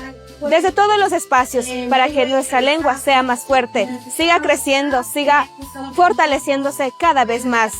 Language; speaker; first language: Spanish; non-native, local second language; Quechua